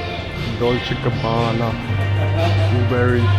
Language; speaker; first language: English; non-native, fluent; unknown